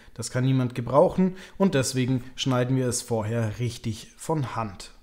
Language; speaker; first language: German; native; German